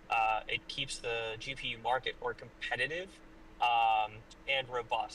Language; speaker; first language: English; native; English